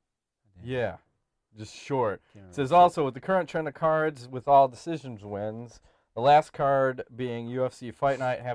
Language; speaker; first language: English; native; English